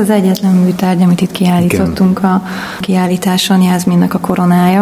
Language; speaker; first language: Hungarian; native; Hungarian